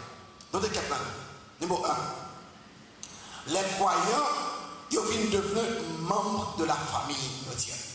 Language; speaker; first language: French; non-native, local second language; Haitian Creole